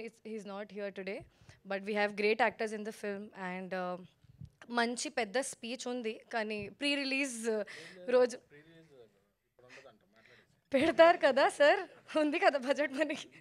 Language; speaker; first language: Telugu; non-native, local second language; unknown